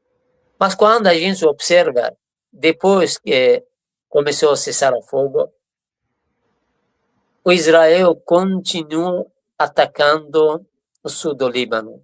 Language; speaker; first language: Portuguese; non-native, fluent; Persian